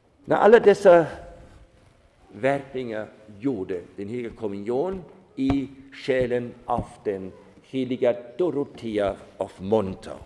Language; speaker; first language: Swedish; non-native, fluent; German